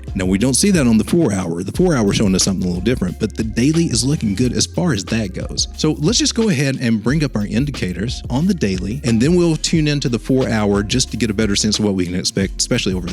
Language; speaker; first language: English; native; English